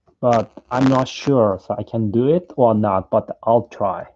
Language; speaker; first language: English; non-native, learner; Japanese